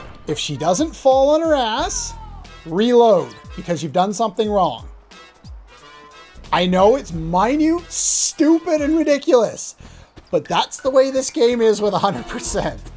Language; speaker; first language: English; native; English